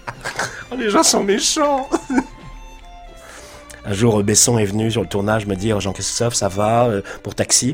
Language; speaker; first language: French; native; French